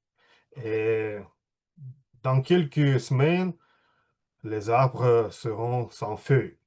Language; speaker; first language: French; non-native, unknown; Russian